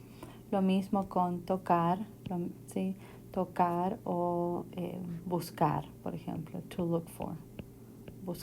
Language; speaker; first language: Spanish; non-native, fluent; English